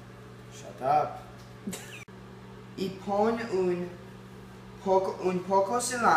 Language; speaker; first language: Spanish; non-native, learner; English